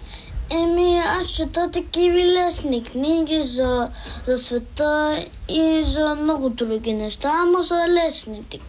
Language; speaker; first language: Bulgarian; early bilingual, heritage; Bulgarian